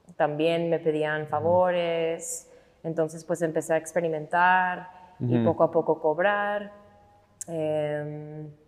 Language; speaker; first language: Spanish; non-native, fluent; English